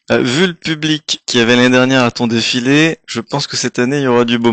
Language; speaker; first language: French; native; French